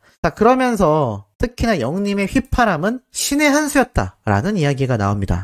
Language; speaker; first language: Korean; native; Korean